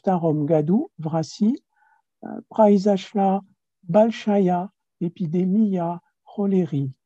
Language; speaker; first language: Russian; non-native, learner; French